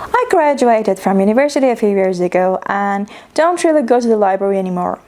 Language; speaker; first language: English; non-native, fluent; Persian